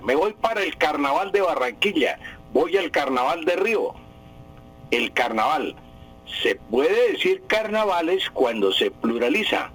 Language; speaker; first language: Spanish; native; Spanish